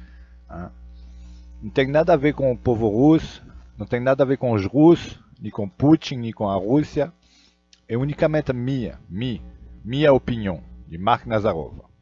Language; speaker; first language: Portuguese; non-native, fluent; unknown